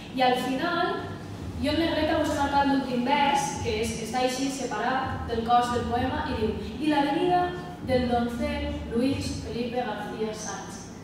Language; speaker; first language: Catalan; native; Catalan